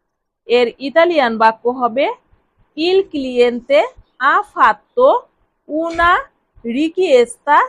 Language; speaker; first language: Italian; non-native, fluent; Bangla